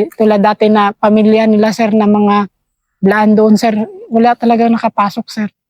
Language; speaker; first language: Filipino; non-native, local second language; Cebuano